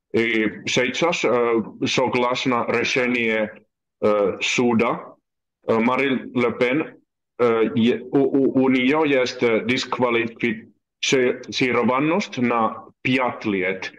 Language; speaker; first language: Russian; non-native, learner; Finnish